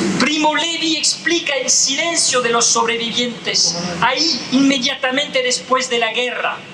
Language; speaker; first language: Spanish; non-native, fluent; French